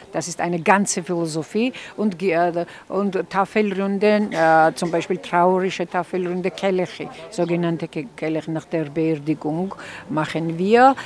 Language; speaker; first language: German; non-native, fluent; Georgian